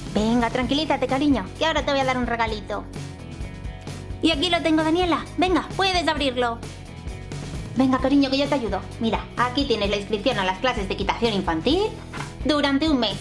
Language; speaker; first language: Spanish; native; Spanish